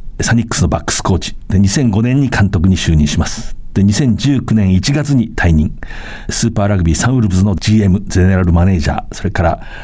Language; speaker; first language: Japanese; native; Japanese